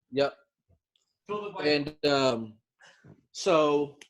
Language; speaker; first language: English; native; English